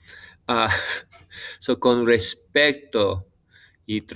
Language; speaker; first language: Spanish; non-native, fluent; English